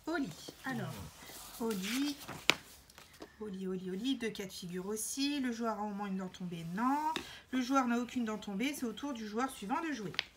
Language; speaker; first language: French; native; French